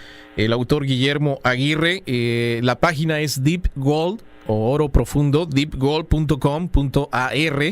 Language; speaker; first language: Spanish; native; Spanish